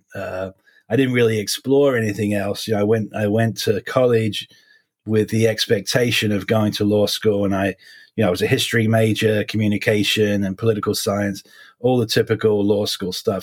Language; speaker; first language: English; native; English